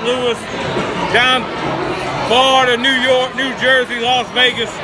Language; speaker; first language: English; native; English